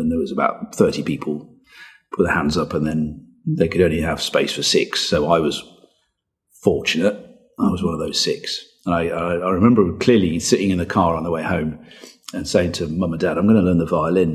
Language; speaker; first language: English; native; English